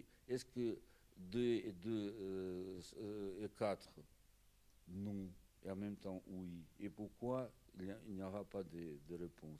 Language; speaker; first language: French; non-native, fluent; Russian